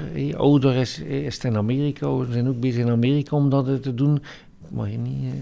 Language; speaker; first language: Dutch; native; Dutch